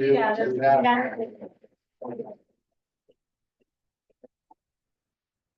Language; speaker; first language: Portuguese; non-native, fluent; Spanish